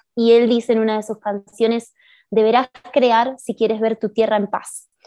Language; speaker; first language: Spanish; native; Spanish